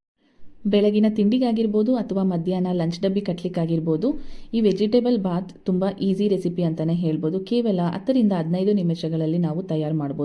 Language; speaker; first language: Kannada; native; Kannada